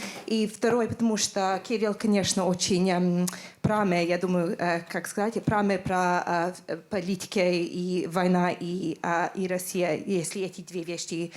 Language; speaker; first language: Russian; non-native, learner; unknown